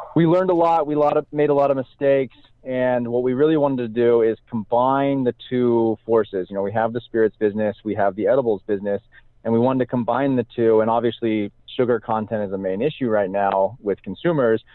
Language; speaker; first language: English; native; English